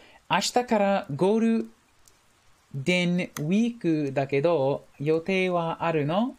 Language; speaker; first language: Japanese; non-native, learner; English